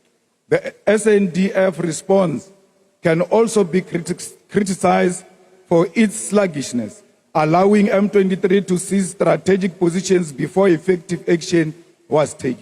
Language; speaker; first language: English; non-native, local second language; Northern Sotho